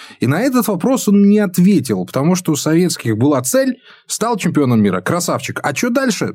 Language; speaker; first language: Russian; native; Russian